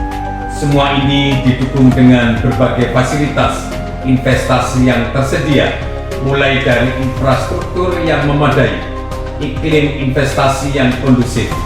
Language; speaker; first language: Indonesian; native; Indonesian